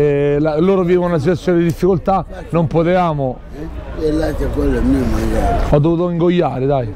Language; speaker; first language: Italian; native; Italian